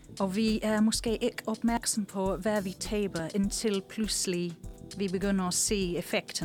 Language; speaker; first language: Danish; non-native, fluent; English